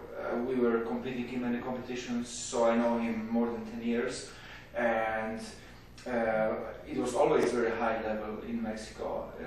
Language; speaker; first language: English; non-native, fluent; Polish